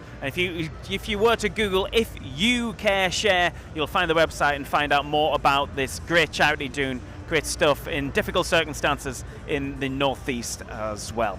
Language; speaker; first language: English; native; English